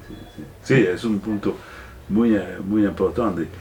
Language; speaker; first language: Spanish; non-native, fluent; French